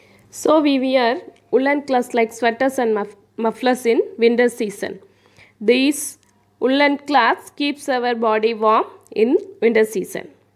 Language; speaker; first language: English; non-native, local second language; Tamil